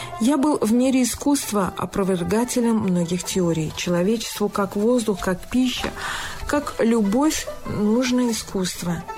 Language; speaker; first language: Russian; non-native, local second language; Tajik